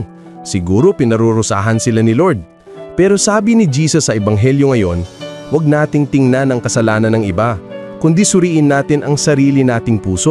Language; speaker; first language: Filipino; native; Filipino